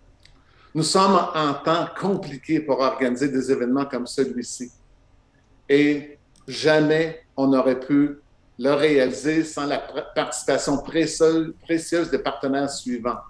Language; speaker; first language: French; native; French